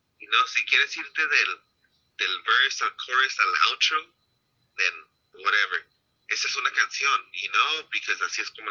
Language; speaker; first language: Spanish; early bilingual, heritage; Spanish